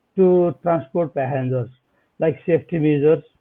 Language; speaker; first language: English; non-native, local second language; Nepali